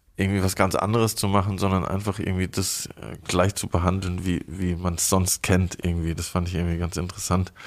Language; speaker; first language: German; native; German